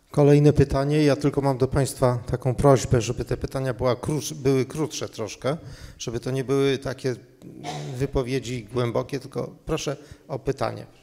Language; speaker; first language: Polish; native; Polish